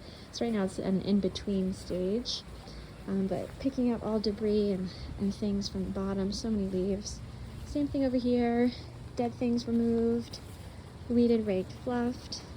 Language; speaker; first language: English; native; English